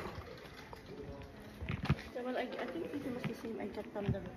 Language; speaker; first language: English; non-native, learner; Filipino